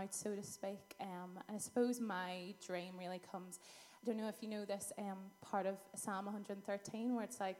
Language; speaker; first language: English; native; English